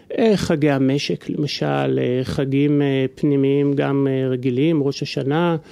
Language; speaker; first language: Hebrew; native; Hebrew